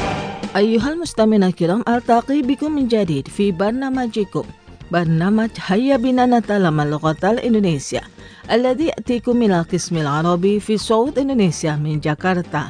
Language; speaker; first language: Arabic; non-native, fluent; Indonesian